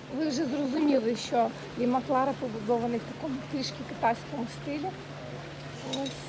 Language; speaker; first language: Ukrainian; native; Ukrainian